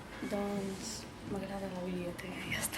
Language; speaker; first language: Spanish; early bilingual, other home language; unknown